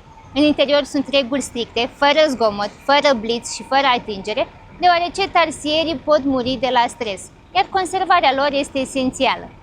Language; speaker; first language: Romanian; native; Romanian